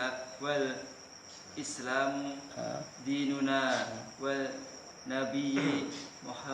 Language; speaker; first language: Arabic; non-native, learner; Indonesian